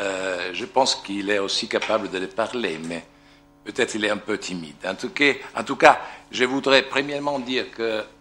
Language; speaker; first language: French; non-native, fluent; Italian